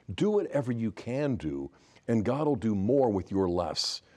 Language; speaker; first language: English; native; English